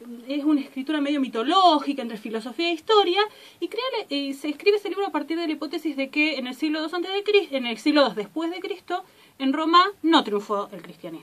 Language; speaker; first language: Spanish; native; Spanish